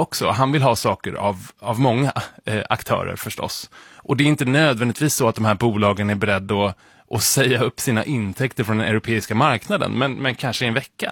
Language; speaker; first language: Swedish; native; Swedish